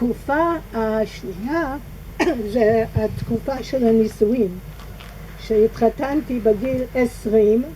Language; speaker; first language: Hebrew; non-native, fluent; English